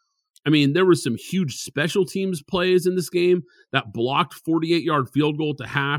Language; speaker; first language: English; native; English